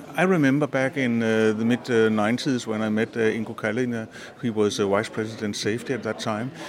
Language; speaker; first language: English; non-native, fluent; Danish